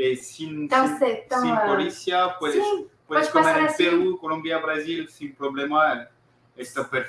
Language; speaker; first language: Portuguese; non-native, learner; French